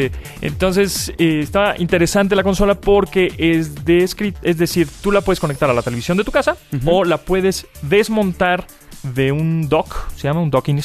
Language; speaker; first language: Spanish; native; Spanish